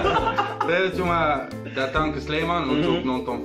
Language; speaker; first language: Indonesian; non-native, learner; Dutch